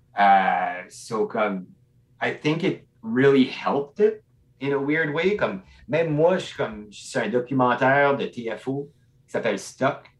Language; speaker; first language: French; non-native, local second language; English